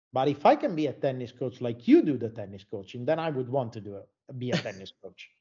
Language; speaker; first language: English; non-native, fluent; Italian